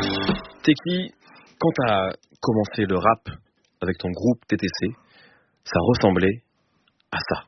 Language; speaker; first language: French; native; French